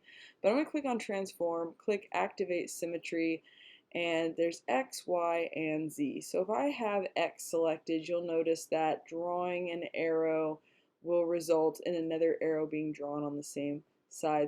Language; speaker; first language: English; native; English